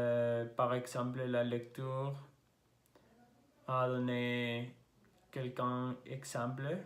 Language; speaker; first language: French; non-native, learner; Spanish